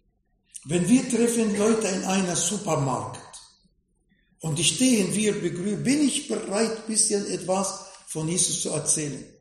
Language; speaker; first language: German; non-native, fluent; Arabic